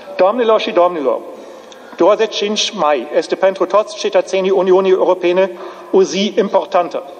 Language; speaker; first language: Romanian; non-native, fluent; German